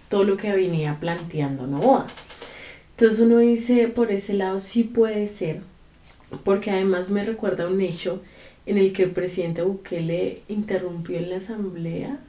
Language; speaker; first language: Spanish; native; Spanish